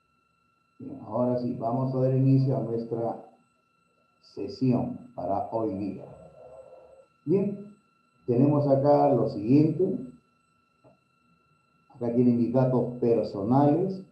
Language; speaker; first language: Spanish; native; Spanish